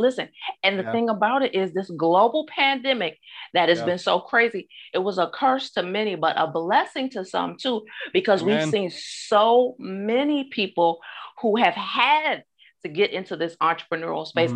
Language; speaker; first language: English; native; English